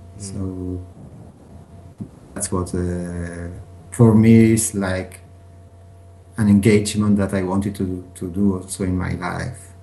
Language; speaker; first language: English; non-native, learner; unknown